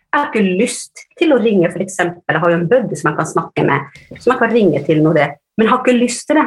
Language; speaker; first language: Norwegian; early bilingual, other home language; Finnish